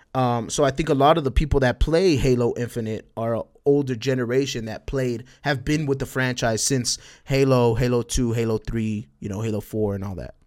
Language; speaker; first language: English; early bilingual, other home language; Spanish